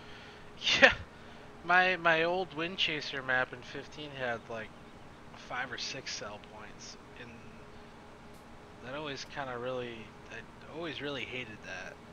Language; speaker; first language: English; native; English